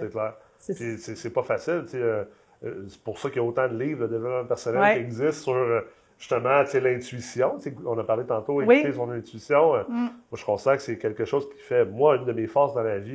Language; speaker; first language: French; native; French